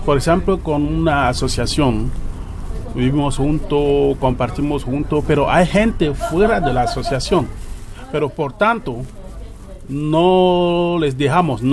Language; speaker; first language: Spanish; non-native, fluent; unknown